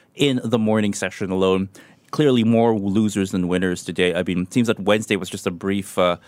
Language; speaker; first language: English; non-native, local second language; Filipino